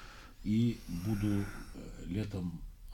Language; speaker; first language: Russian; non-native, local second language; Georgian